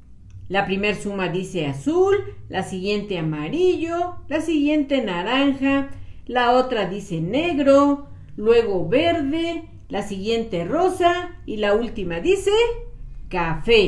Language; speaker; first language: Spanish; native; Spanish